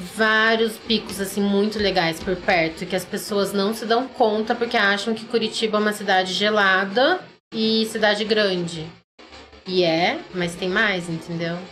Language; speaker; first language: Portuguese; native; Portuguese